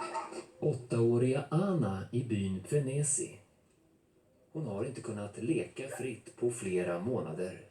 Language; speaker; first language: Swedish; native; Swedish